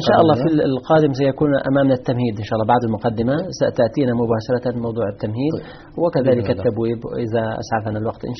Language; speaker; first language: Arabic; native; Arabic